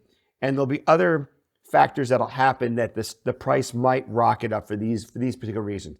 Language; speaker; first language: English; native; English